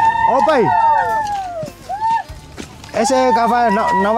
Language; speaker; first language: Portuguese; non-native, learner; Vietnamese